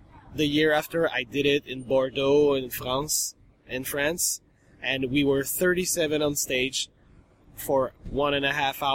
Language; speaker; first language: English; non-native, fluent; French